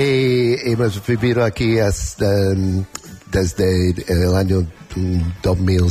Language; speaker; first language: Spanish; non-native, learner; English